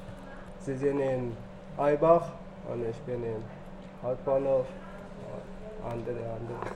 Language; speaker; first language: German; non-native, learner; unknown